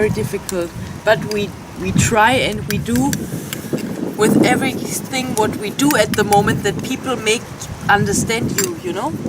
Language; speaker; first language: English; non-native, fluent; German